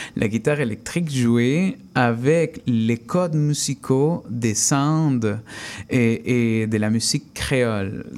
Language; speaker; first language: French; non-native, fluent; Spanish